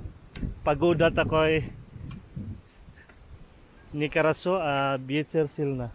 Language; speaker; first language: Russian; non-native, learner; Filipino